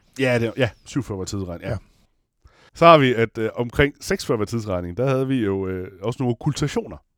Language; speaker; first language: Danish; non-native, fluent; Italian